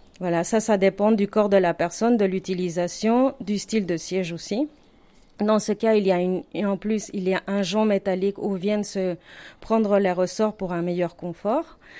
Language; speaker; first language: French; non-native, fluent; Spanish